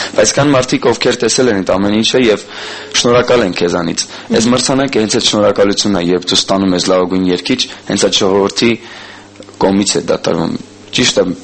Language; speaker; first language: Armenian; early bilingual, heritage; Armenian